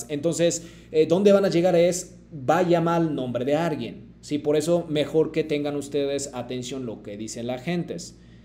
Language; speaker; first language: Spanish; non-native, fluent; Japanese